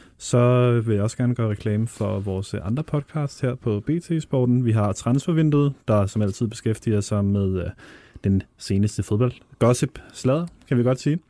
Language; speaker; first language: Danish; native; Danish